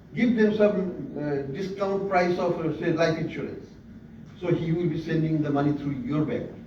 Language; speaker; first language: English; non-native, local second language; Bangla